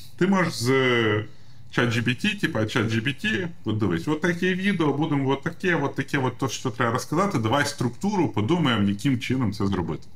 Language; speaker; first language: Ukrainian; non-native, local second language; Russian